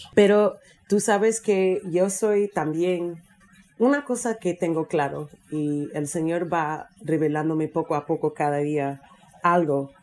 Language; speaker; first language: Spanish; non-native, fluent; English